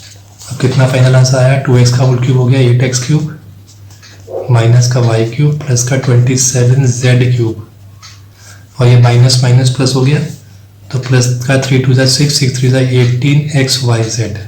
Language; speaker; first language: Hindi; native; Hindi